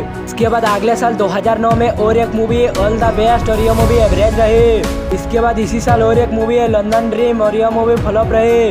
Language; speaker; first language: Hindi; non-native, local second language; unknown